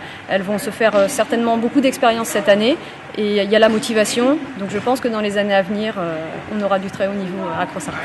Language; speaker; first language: French; native; French